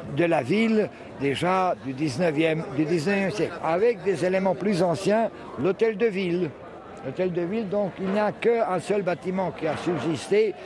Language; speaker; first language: French; early bilingual, heritage; French